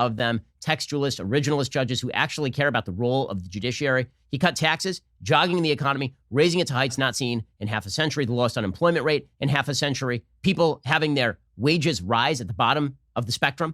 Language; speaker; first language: English; native; English